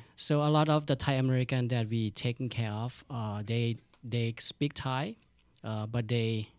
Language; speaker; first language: English; non-native, learner; Thai